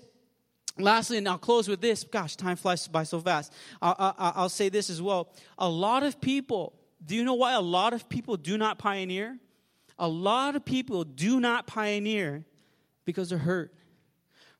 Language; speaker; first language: English; native; English